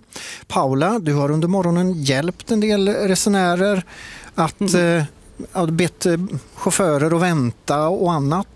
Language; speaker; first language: Swedish; native; Swedish